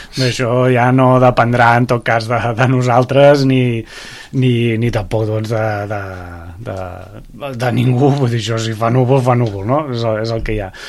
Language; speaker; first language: Catalan; native; Catalan